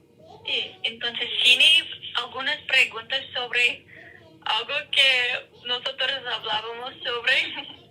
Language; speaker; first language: Spanish; non-native, learner; English